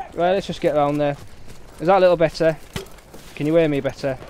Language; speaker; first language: English; native; English